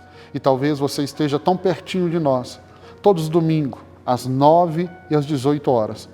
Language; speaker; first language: Portuguese; native; Portuguese